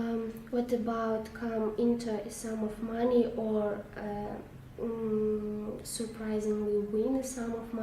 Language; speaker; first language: English; non-native, learner; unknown